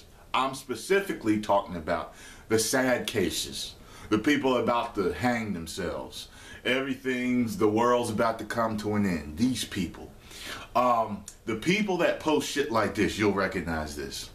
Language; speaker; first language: English; native; English